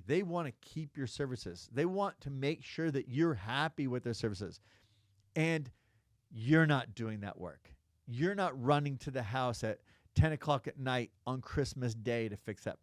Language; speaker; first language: English; native; English